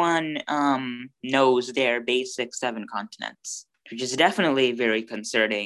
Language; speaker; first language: English; early bilingual, other home language; Bangla